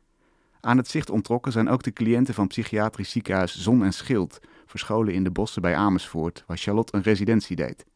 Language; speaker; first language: Dutch; native; Dutch